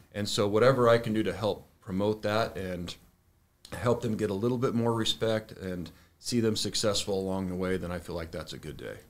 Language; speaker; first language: English; native; English